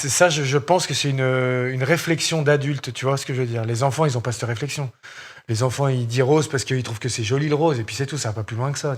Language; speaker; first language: French; native; French